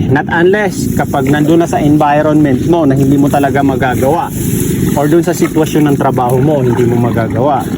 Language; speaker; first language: Filipino; non-native, local second language; Maguindanaon